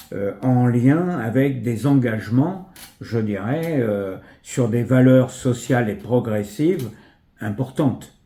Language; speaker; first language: French; native; French